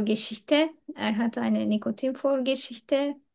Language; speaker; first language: German; non-native, learner; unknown